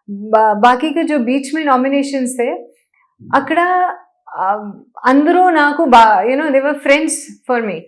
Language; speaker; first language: Telugu; non-native, local second language; Hindi